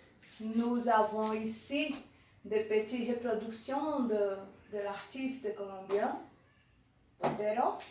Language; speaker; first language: French; non-native, learner; Portuguese